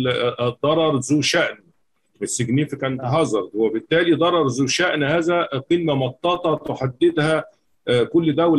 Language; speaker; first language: Arabic; native; Arabic